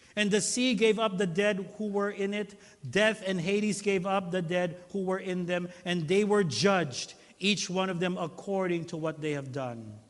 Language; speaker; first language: English; non-native, local second language; Filipino